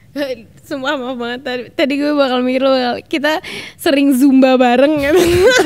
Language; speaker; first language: Indonesian; native; Indonesian